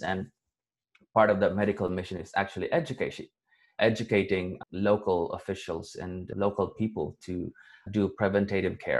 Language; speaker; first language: English; non-native, local second language; Cebuano